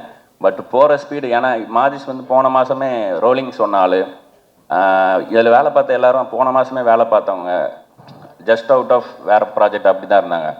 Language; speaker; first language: Tamil; native; Tamil